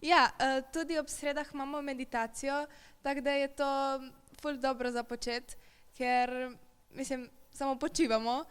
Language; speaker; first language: Slovenian; early bilingual, other home language; Serbian